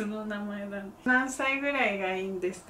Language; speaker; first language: Japanese; non-native, fluent; Spanish